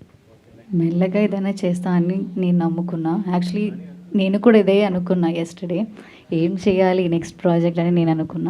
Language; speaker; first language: Telugu; non-native, learner; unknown